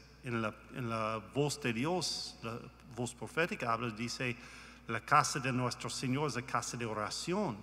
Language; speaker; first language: Spanish; non-native, learner; English